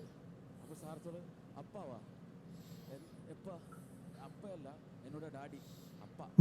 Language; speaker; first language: Tamil; non-native, learner; Malayalam